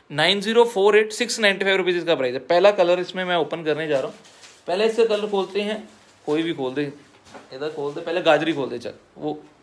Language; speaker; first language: Hindi; non-native, local second language; Punjabi